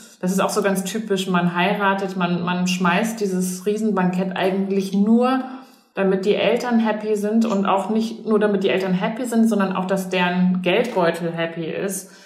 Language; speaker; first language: German; early bilingual, other home language; Chinese